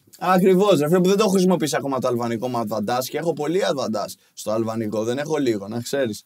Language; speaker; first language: Greek; early bilingual, other home language; Albanian